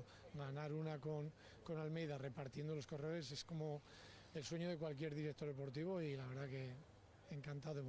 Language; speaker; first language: Spanish; native; Spanish